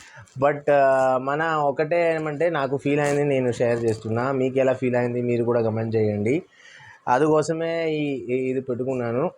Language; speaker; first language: Telugu; non-native, learner; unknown